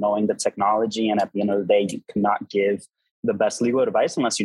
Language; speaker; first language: English; native; English